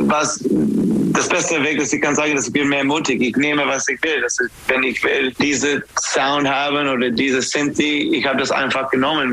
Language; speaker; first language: German; non-native, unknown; English